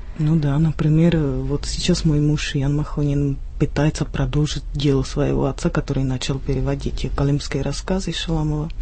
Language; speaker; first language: Russian; non-native, fluent; Czech